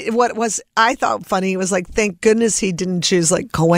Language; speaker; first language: English; native; English